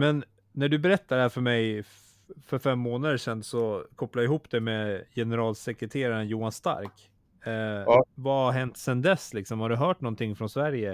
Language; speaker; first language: Swedish; native; Swedish